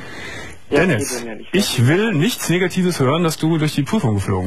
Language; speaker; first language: German; native; German